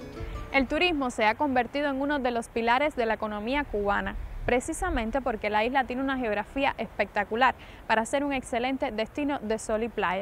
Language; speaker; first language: Spanish; native; Spanish